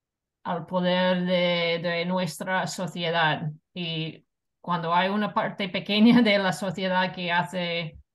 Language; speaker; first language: Spanish; non-native, fluent; English